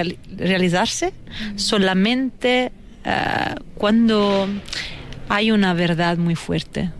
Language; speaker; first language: Spanish; non-native, fluent; Italian